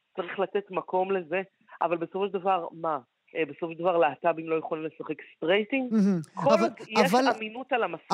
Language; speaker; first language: Hebrew; early bilingual, other home language; Arabic